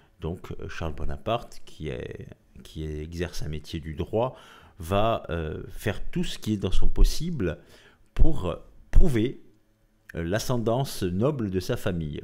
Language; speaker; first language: French; native; French